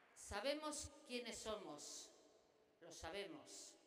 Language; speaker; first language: Spanish; non-native, local second language; Basque